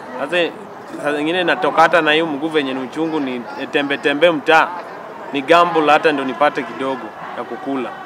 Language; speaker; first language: Swahili; native; Swahili